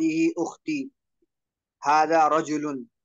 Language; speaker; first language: Arabic; non-native, learner; Urdu